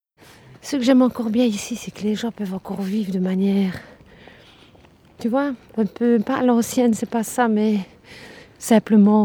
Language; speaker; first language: French; early bilingual, other home language; Italian